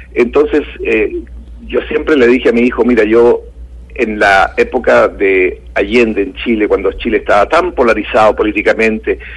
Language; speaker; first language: Spanish; native; Spanish